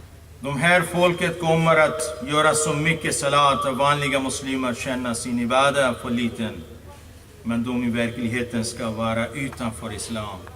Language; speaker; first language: Swedish; non-native, fluent; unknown